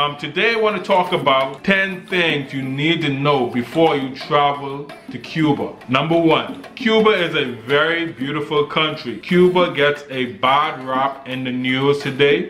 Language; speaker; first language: English; native; English